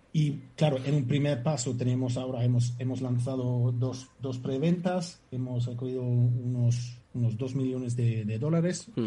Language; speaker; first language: Spanish; non-native, fluent; German